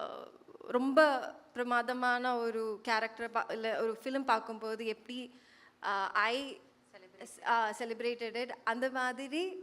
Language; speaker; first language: Tamil; non-native, fluent; Malayalam